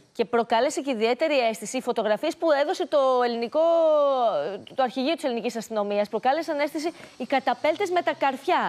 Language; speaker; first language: Greek; native; Greek